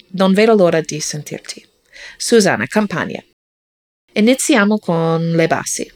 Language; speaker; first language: Italian; non-native, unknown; English